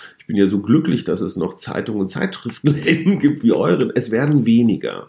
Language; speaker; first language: German; native; German